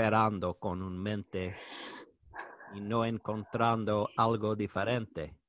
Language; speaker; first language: Spanish; non-native, learner; English